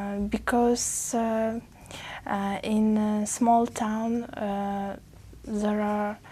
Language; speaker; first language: English; non-native, learner; Uzbek